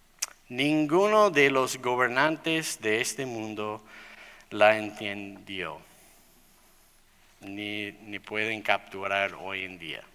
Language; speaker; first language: Spanish; non-native, fluent; English